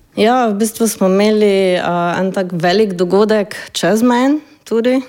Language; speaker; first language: Slovenian; native; Slovenian